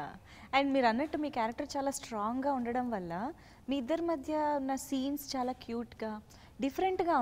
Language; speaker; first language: Telugu; native; Telugu